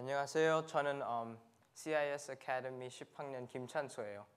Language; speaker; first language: Korean; early bilingual, heritage; English